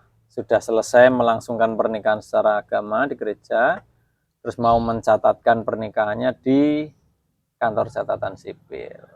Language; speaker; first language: Indonesian; native; Indonesian